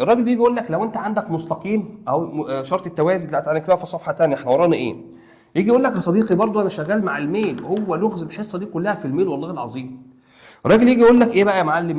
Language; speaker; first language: Arabic; native; Arabic